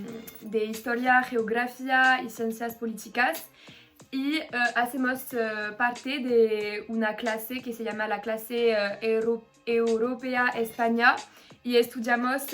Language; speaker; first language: Spanish; non-native, learner; French